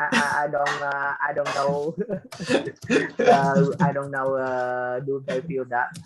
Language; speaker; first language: English; non-native, learner; Vietnamese